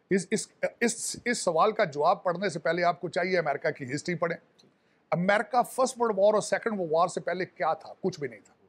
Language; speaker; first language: Urdu; non-native, local second language; Punjabi